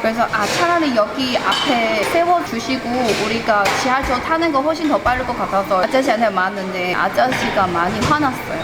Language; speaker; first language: Korean; non-native, fluent; Chinese